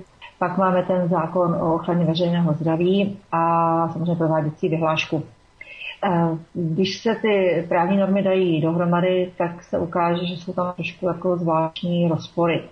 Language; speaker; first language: Czech; native; Czech